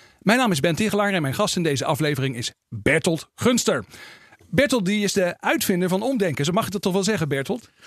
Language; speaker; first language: Dutch; native; Dutch